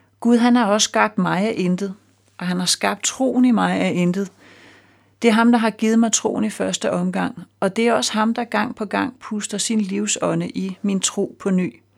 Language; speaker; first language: Danish; native; Danish